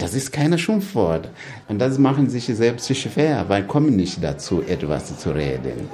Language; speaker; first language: German; non-native, fluent; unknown